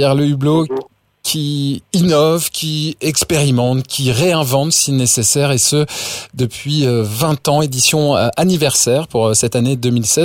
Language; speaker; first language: French; native; French